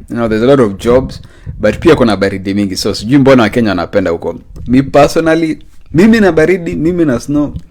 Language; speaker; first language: Swahili; native; Swahili